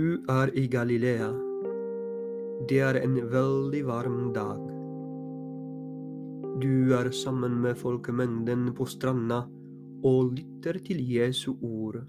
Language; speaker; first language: Norwegian; non-native, fluent; Polish